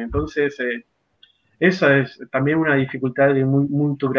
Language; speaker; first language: Portuguese; non-native, learner; Spanish